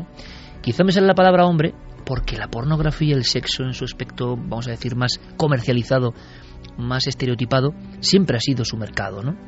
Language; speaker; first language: Spanish; native; Spanish